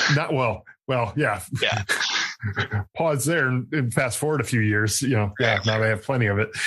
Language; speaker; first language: English; native; English